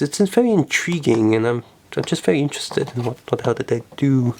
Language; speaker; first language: English; native; English